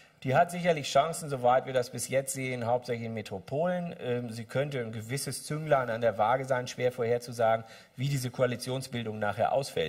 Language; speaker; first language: German; native; German